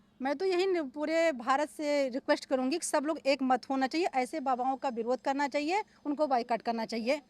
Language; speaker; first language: Hindi; native; Hindi